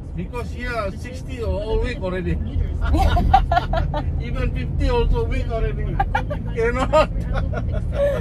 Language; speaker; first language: English; non-native, local second language; Malay